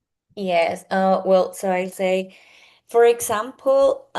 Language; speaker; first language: English; non-native, learner; Spanish